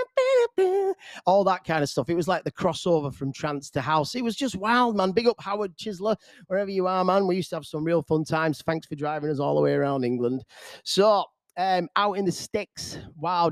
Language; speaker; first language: English; native; English